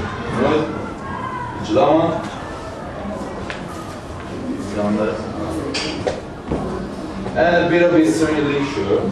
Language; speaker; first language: English; non-native, learner; Italian